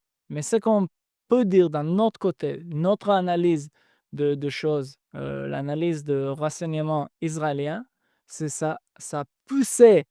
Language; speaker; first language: French; non-native, fluent; Hebrew